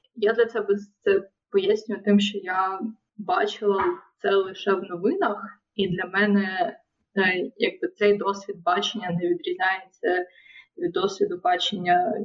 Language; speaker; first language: Ukrainian; non-native, local second language; Russian